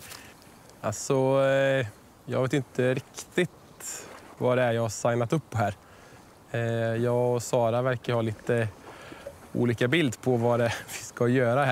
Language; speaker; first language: Swedish; native; Swedish